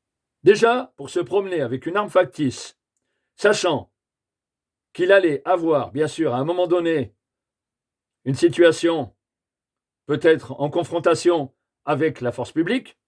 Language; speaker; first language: French; native; French